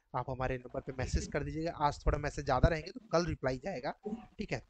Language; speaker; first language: Hindi; native; Hindi